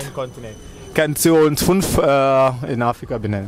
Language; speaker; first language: German; non-native, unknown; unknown